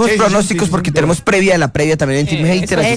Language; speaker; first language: Spanish; native; Spanish